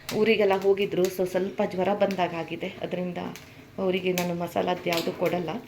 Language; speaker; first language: Kannada; non-native, local second language; Konkani